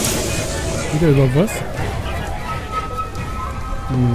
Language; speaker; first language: German; native; German